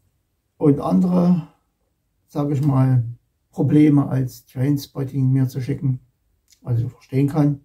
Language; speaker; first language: German; native; German